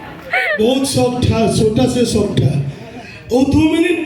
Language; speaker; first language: Hindi; non-native, local second language; Assamese